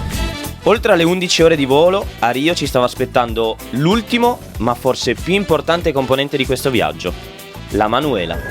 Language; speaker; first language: Italian; native; Italian